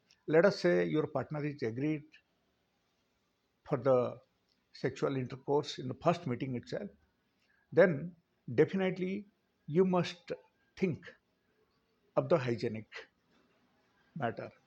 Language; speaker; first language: English; non-native, local second language; Telugu